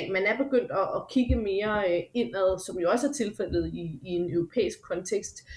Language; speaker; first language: Danish; native; Danish